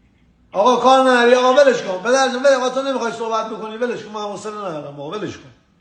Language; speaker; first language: Persian; native; Persian